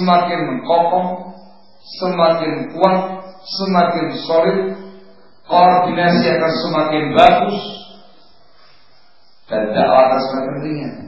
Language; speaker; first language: Indonesian; native; Indonesian